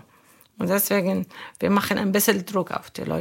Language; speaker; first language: German; non-native, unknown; Arabic